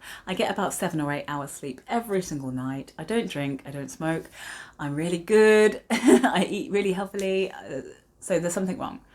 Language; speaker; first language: English; native; English